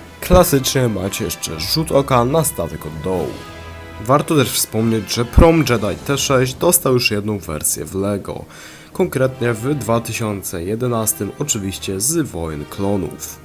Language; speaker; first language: Polish; native; Polish